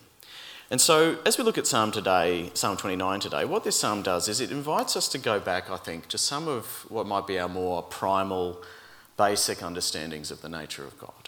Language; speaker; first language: English; native; English